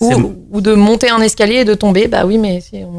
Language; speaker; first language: French; native; French